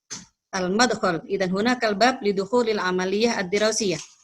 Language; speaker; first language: Arabic; non-native, fluent; Indonesian